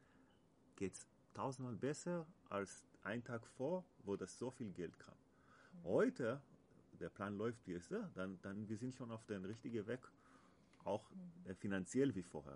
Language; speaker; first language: German; non-native, learner; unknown